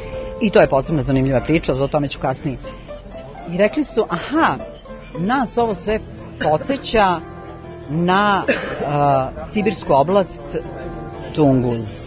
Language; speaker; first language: Serbian; native; Serbian